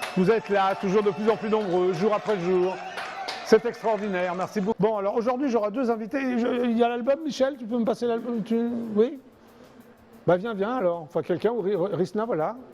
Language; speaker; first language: French; native; French